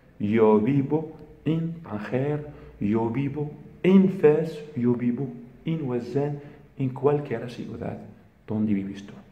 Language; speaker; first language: Spanish; non-native, fluent; Arabic